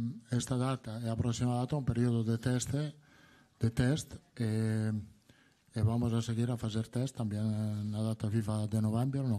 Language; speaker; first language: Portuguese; non-native, learner; Italian